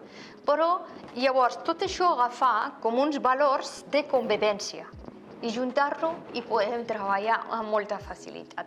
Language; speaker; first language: Catalan; non-native, fluent; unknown